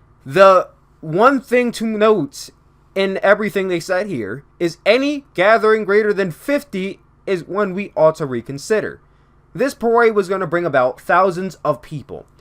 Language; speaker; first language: English; native; English